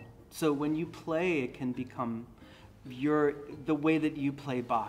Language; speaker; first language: English; native; English